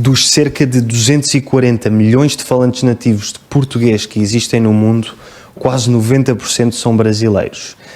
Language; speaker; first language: Portuguese; native; Portuguese